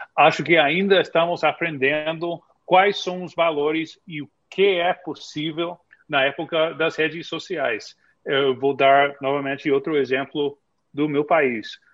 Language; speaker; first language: Portuguese; non-native, fluent; English